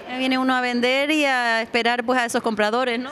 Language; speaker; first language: Spanish; native; Spanish